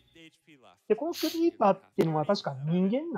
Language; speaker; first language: Japanese; native; Japanese